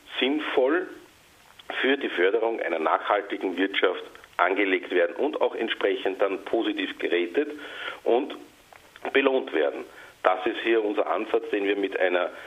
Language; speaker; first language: German; native; German